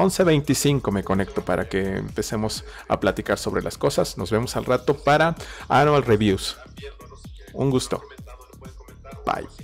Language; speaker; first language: Spanish; native; Spanish